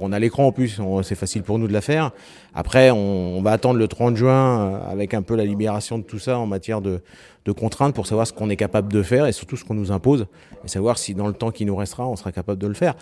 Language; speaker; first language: French; native; French